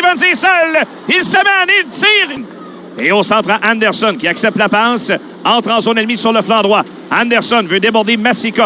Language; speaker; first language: French; native; French